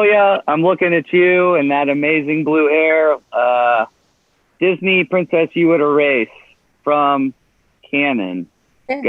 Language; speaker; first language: English; native; English